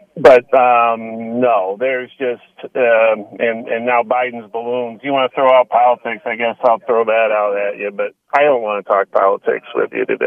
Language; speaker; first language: English; native; English